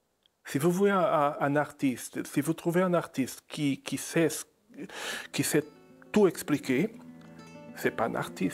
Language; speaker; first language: French; non-native, fluent; Portuguese